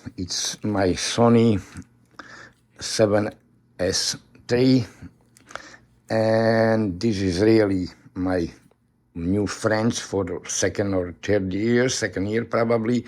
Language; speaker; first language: English; non-native, learner; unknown